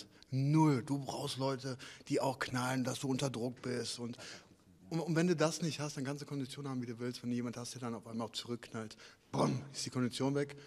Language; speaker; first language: German; native; German